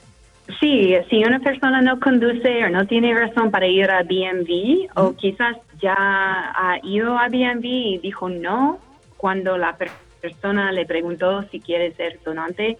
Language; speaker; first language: Spanish; non-native, fluent; English